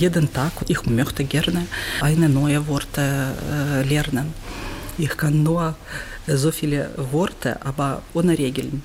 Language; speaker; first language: German; non-native, learner; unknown